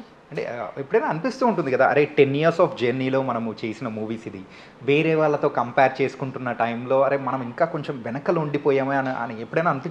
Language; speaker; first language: Telugu; native; Telugu